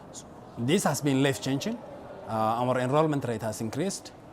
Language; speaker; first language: English; non-native, local second language; Somali